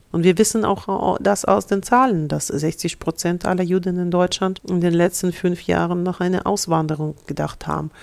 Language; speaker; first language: German; non-native, fluent; Russian